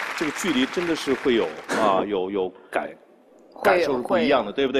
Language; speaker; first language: Chinese; native; Chinese